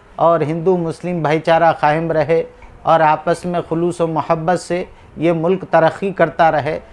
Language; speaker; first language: Hindi; native; Hindi